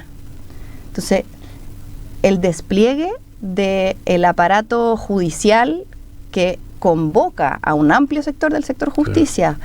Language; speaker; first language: Spanish; native; Spanish